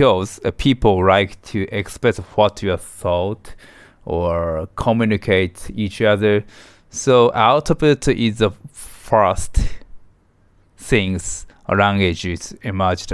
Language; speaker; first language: English; non-native, learner; Japanese